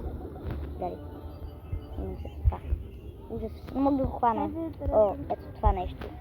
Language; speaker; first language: Bulgarian; early bilingual, heritage; Bulgarian